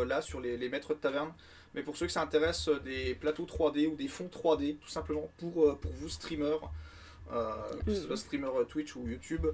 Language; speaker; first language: French; native; French